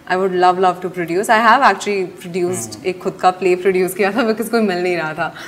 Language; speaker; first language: English; non-native, local second language; Hindi